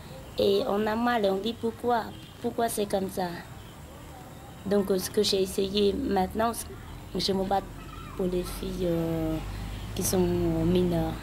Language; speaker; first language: French; non-native, learner; Khmer